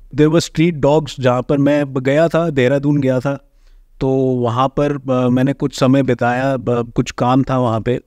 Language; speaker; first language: Hindi; native; Hindi